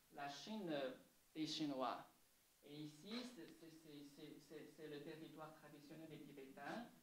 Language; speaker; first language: French; non-native, fluent; Chinese